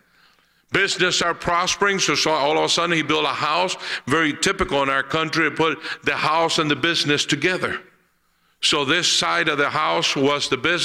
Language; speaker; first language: English; early bilingual, other home language; Spanish